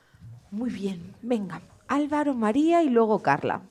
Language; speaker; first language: Spanish; native; Spanish